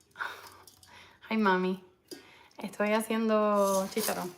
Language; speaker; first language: Spanish; native; Spanish